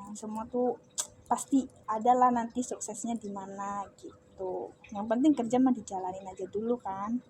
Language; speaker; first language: Indonesian; native; Indonesian